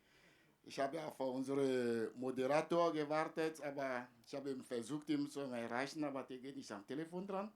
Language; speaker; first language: German; non-native, fluent; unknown